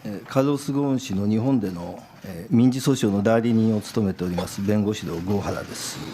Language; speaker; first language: Japanese; native; Japanese